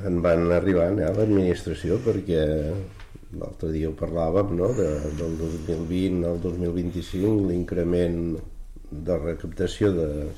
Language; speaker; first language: Catalan; native; Catalan